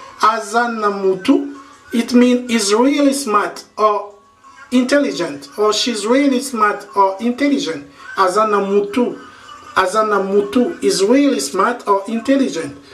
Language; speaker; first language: English; non-native, fluent; Lingala